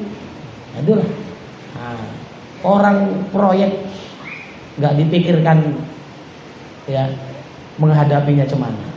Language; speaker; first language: Indonesian; native; Indonesian